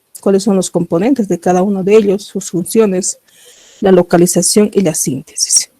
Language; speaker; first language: Spanish; native; Spanish